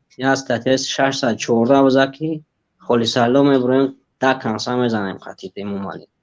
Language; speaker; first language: Tajik; native; Tajik